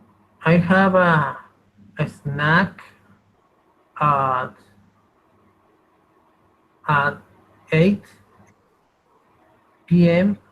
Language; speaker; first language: English; non-native, learner; Spanish